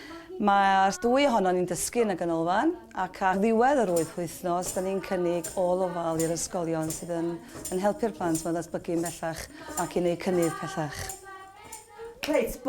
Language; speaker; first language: Welsh; native; Welsh